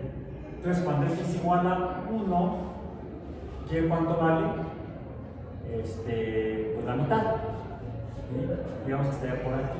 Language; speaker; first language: Spanish; native; Spanish